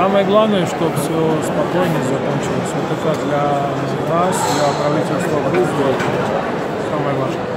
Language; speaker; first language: Russian; non-native, fluent; Georgian